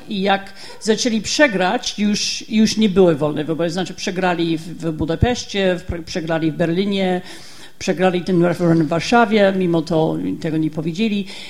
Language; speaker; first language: Polish; non-native, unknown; English